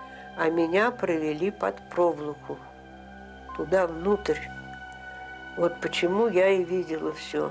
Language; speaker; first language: Russian; native; Russian